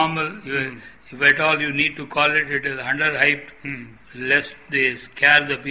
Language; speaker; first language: English; non-native, local second language; Tamil